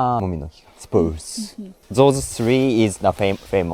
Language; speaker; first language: English; non-native, learner; Japanese